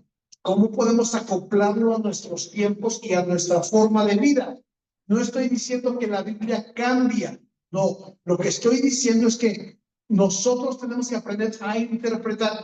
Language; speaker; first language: Spanish; native; Spanish